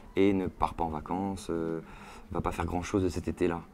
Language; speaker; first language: French; native; French